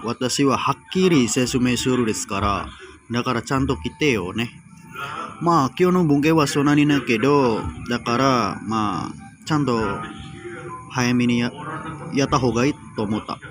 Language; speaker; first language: Japanese; non-native, learner; Indonesian